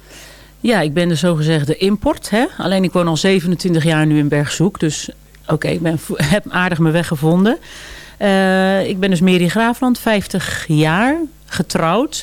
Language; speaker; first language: Dutch; native; Dutch